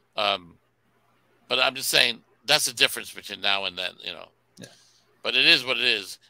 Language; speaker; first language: English; native; English